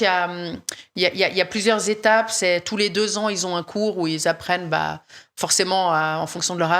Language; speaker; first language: French; native; French